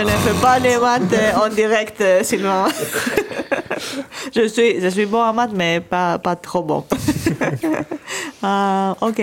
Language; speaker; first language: French; non-native, learner; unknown